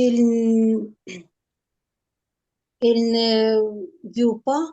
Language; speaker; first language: French; non-native, learner; Ukrainian